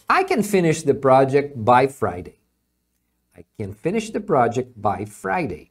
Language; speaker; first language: English; non-native, fluent; Portuguese